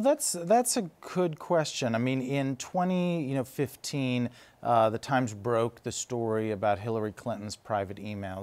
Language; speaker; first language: English; native; English